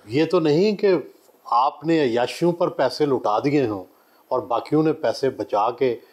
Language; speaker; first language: Urdu; non-native, local second language; Punjabi